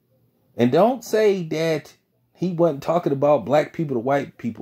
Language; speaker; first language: English; native; English